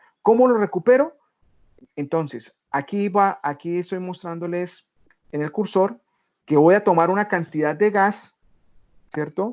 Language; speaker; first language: Spanish; native; Spanish